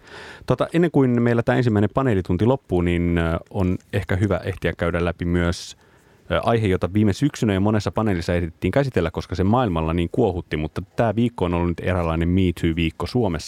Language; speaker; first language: Finnish; native; Finnish